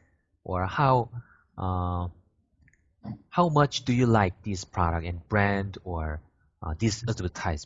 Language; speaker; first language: English; non-native, fluent; Korean